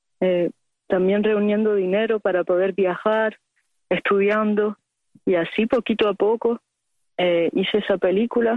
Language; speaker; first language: Spanish; early bilingual, heritage; Spanish